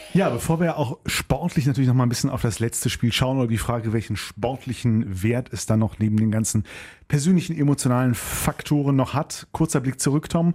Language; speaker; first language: German; native; German